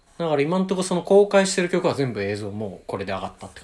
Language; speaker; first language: Japanese; native; Japanese